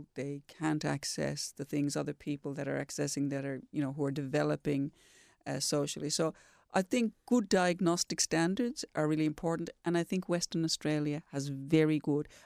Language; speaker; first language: English; native; English